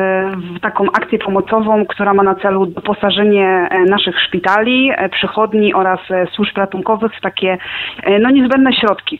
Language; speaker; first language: Polish; native; Polish